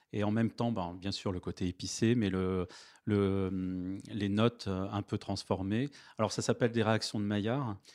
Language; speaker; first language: French; native; French